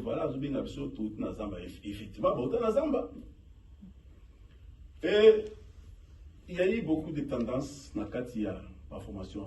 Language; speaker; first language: French; non-native, local second language; Lingala